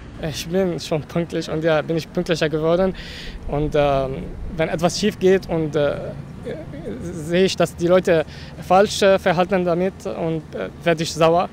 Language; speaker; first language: German; non-native, fluent; Arabic